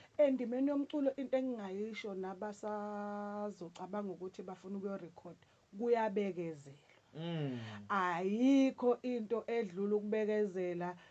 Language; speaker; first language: Zulu; native; Zulu